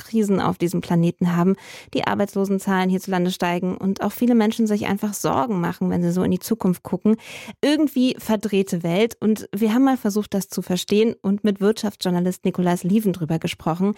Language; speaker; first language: German; native; German